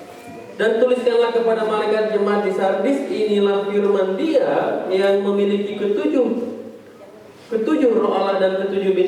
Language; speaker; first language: Indonesian; native; Indonesian